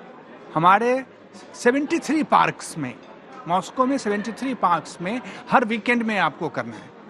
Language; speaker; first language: Hindi; native; Hindi